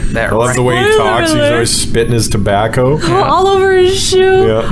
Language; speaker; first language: English; native; English